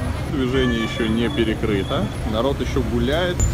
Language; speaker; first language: Russian; native; Russian